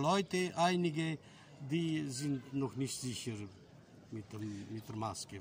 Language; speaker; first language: German; non-native, fluent; Romanian